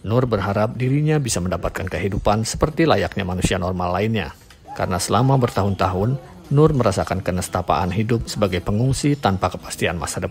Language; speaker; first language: Indonesian; native; Indonesian